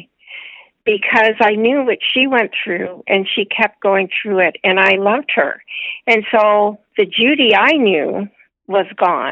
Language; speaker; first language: English; native; English